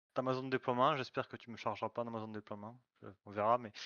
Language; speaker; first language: French; native; French